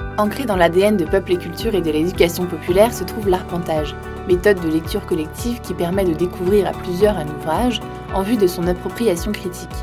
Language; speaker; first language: French; native; French